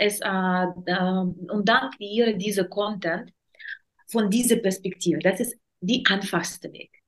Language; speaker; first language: German; non-native, learner; Russian